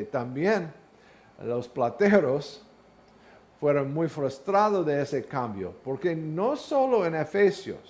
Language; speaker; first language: Spanish; non-native, learner; English